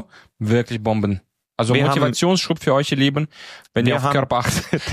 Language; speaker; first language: German; native; German